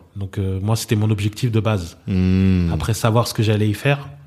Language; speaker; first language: French; native; French